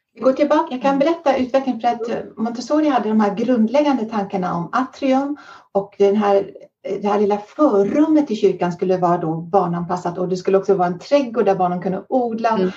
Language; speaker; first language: Swedish; early bilingual, heritage; Swedish